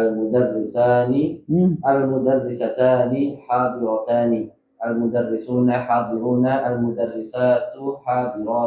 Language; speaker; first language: Arabic; non-native, learner; Indonesian